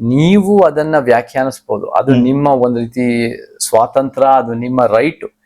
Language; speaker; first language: Kannada; early bilingual, heritage; Kannada